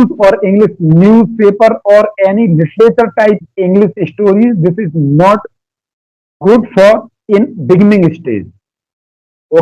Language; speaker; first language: English; non-native, learner; Hindi